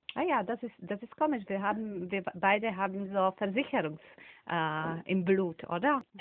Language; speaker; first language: German; non-native, fluent; Slovak